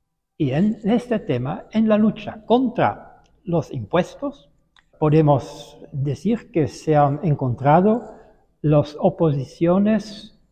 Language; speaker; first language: Spanish; non-native, fluent; Dutch